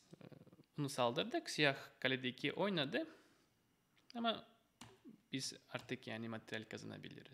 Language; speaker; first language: Turkish; non-native, fluent; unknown